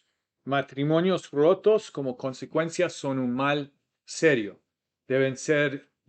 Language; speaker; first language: Spanish; non-native, fluent; English